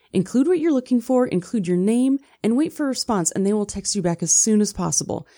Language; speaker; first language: English; native; English